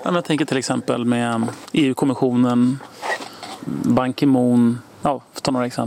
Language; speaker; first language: Swedish; native; Swedish